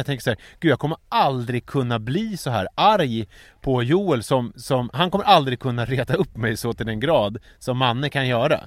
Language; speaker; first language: Swedish; native; Swedish